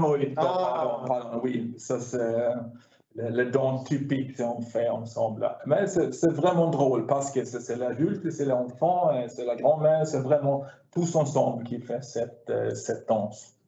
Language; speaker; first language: French; non-native, learner; Swedish